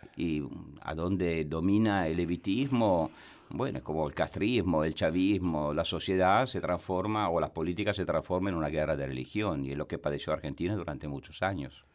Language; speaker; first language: Spanish; non-native, fluent; Italian